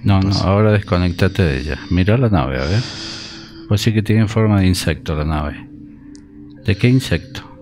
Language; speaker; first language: Spanish; native; Spanish